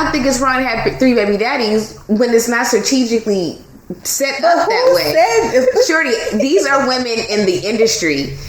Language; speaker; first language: English; native; English